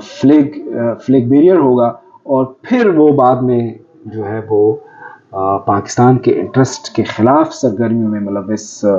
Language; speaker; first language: Urdu; non-native, local second language; Pashto